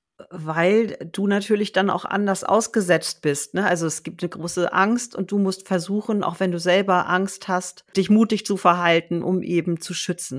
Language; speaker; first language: German; native; German